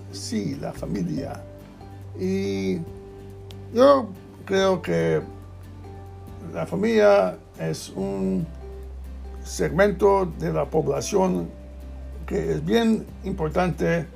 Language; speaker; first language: Spanish; non-native, learner; English